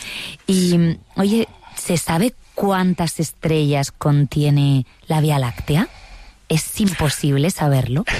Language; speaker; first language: Spanish; native; Spanish